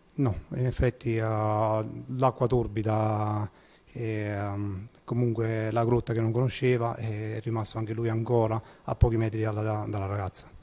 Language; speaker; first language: Italian; native; Italian